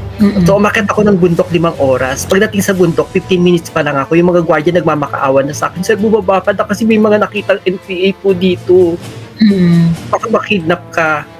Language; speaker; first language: Filipino; native; Filipino